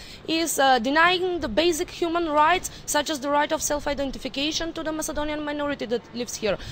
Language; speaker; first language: English; non-native, fluent; Macedonian